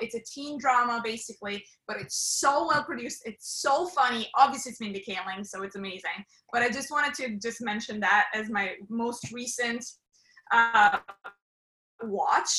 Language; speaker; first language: English; non-native, fluent; German